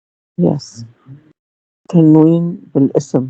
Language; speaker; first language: Arabic; non-native, learner; English